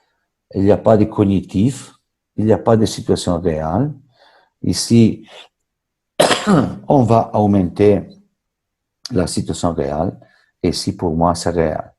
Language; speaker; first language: French; non-native, fluent; Italian